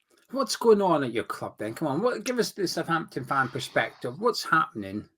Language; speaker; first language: English; native; English